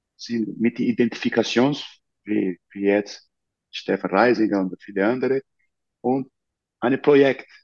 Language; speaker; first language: German; non-native, fluent; Portuguese